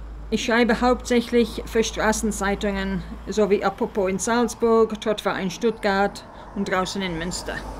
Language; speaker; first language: German; early bilingual, heritage; German